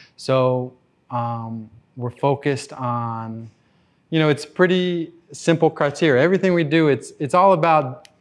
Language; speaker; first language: English; native; English